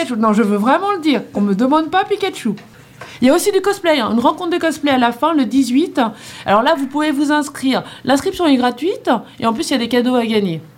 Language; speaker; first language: French; native; French